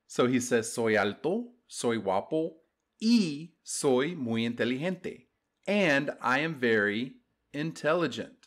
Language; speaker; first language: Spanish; non-native, fluent; English